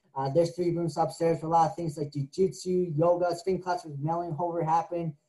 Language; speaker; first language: English; native; English